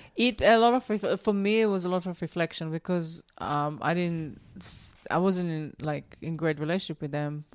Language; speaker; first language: English; non-native, fluent; Hebrew